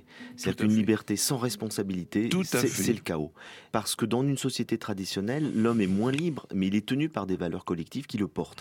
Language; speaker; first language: French; native; French